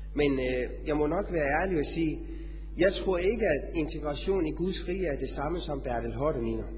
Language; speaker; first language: Danish; non-native, fluent; Persian